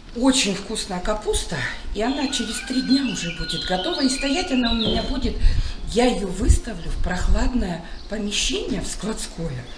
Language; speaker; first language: Russian; native; Russian